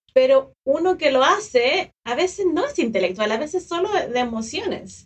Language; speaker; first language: Spanish; native; Spanish